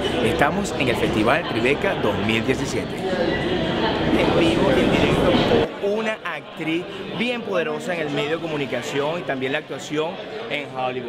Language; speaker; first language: Spanish; native; Spanish